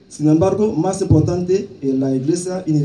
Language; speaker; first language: Spanish; non-native, learner; Haitian Creole